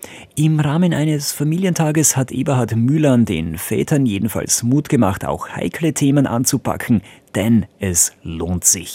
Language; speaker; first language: German; native; German